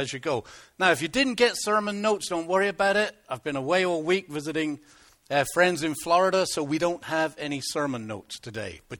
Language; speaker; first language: English; native; English